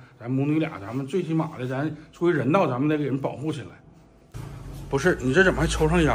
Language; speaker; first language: Chinese; native; Chinese